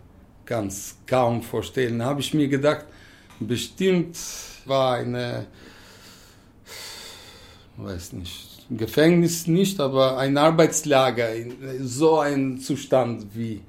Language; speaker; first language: German; non-native, learner; Albanian